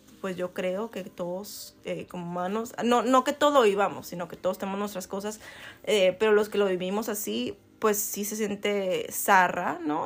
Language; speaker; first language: Spanish; native; Spanish